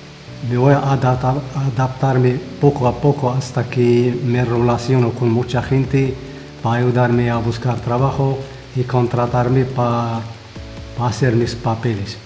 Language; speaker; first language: Spanish; non-native, fluent; Arabic